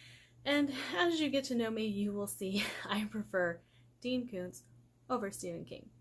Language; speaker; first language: English; native; English